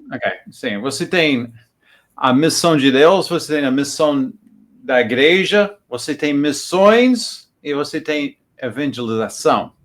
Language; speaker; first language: Portuguese; non-native, fluent; English